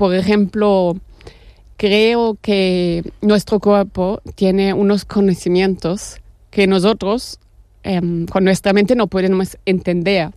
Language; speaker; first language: Spanish; non-native, fluent; German